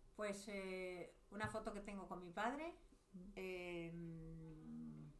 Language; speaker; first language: Spanish; native; Spanish